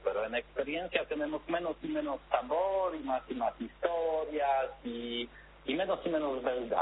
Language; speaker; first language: Spanish; non-native, fluent; Polish